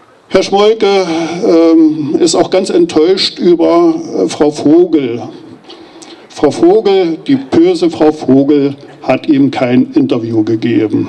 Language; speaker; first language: German; native; German